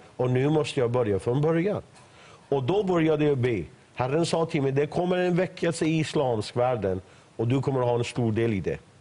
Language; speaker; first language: Swedish; non-native, fluent; Persian